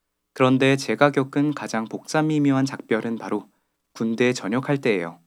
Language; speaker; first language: Korean; native; Korean